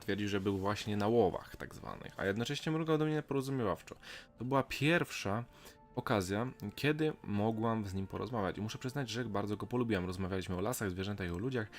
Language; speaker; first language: Polish; native; Polish